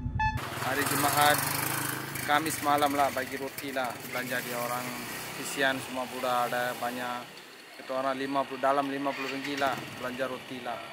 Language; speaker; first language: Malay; non-native, learner; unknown